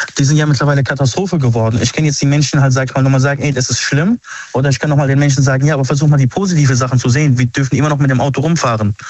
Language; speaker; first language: German; early bilingual, other home language; Arabic